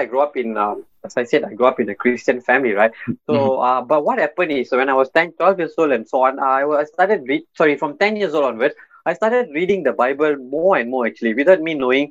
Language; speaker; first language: English; non-native, local second language; Tamil